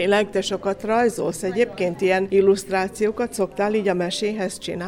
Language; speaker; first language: Hungarian; native; Hungarian